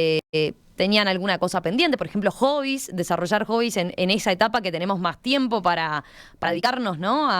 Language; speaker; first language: Spanish; native; Spanish